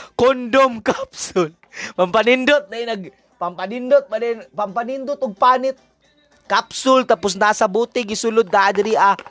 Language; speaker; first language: Cebuano; native; Cebuano